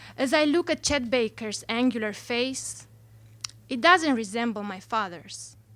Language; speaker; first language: English; non-native, fluent; Romanian